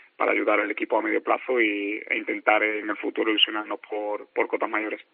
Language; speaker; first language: Spanish; native; Spanish